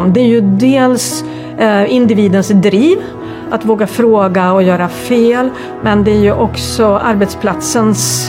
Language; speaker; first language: Swedish; native; Swedish